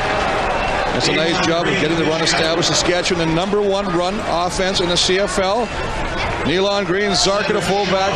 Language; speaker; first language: English; native; English